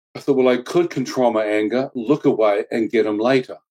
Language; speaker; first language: English; native; English